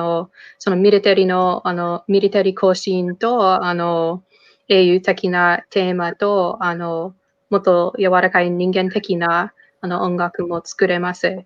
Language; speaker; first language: Japanese; non-native, fluent; English